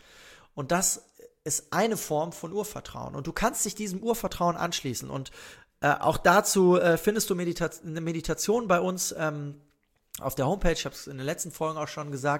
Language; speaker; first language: German; native; German